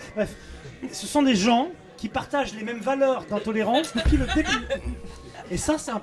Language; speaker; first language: French; native; French